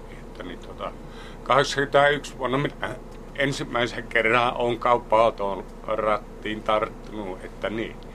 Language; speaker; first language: Finnish; native; Finnish